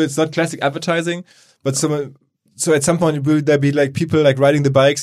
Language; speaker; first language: English; non-native, fluent; German